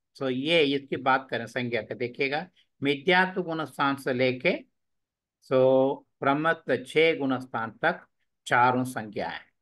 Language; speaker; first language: Hindi; non-native, local second language; Tamil